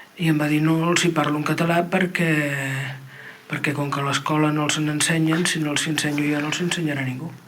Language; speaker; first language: Catalan; native; Catalan